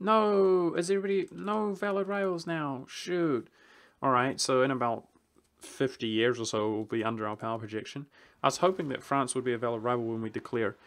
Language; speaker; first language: English; native; English